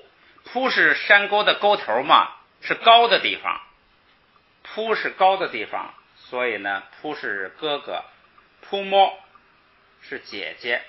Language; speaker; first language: Chinese; native; Chinese